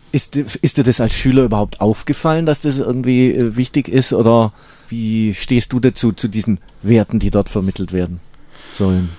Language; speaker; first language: German; native; German